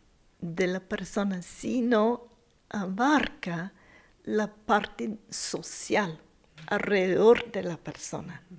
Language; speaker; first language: Spanish; non-native, fluent; English